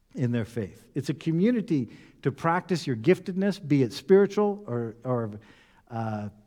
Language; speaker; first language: English; native; English